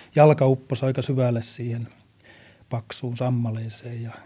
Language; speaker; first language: Finnish; native; Finnish